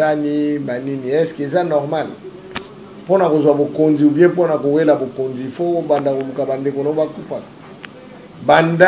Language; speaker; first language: French; non-native, local second language; Lingala